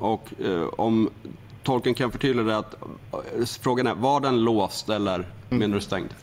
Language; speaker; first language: Swedish; native; Swedish